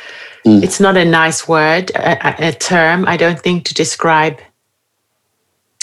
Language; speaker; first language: English; native; English